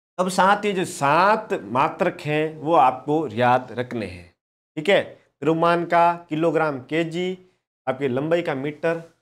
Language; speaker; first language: Hindi; native; Hindi